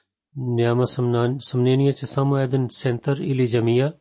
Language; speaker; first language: Bulgarian; non-native, fluent; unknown